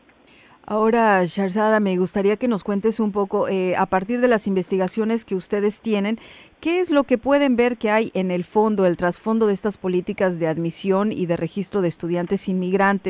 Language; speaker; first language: Spanish; native; Spanish